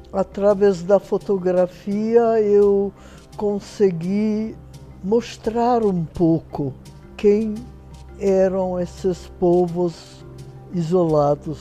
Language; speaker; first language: Portuguese; non-native, fluent; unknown